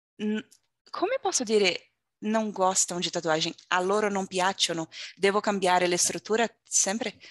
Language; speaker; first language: Italian; non-native, learner; Portuguese